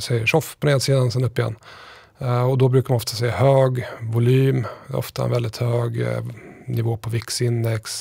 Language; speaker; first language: Swedish; native; Swedish